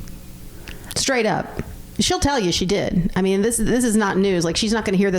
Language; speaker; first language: English; native; English